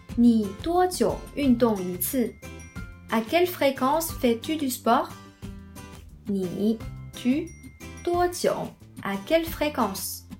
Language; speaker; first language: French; non-native, fluent; Chinese